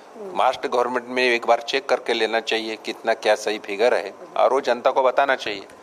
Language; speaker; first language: Hindi; non-native, local second language; Marathi